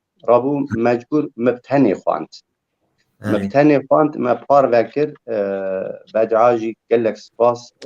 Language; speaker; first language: Kurdish; native; Kurdish